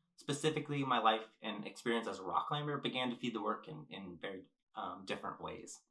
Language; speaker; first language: English; native; English